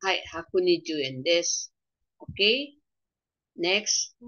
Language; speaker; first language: Japanese; non-native, fluent; Filipino